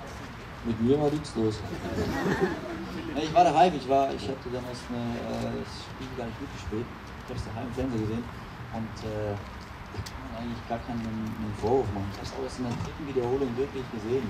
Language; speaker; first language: German; native; German